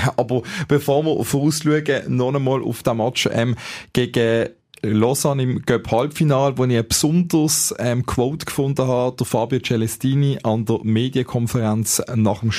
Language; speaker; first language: German; native; German